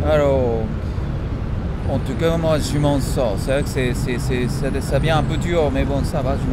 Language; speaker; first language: French; non-native, fluent; Japanese